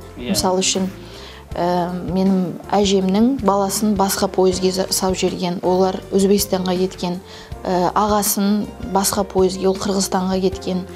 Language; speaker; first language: Kazakh; non-native, local second language; Turkish